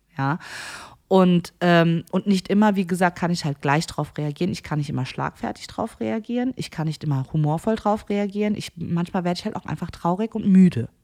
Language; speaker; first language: German; early bilingual, other home language; Korean